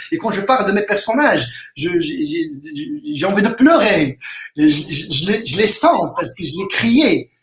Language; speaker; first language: French; non-native, local second language; Arabic